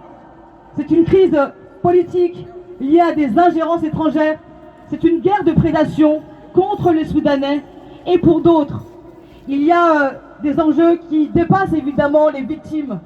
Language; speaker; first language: French; native; French